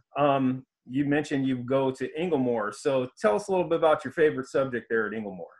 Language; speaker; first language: English; native; English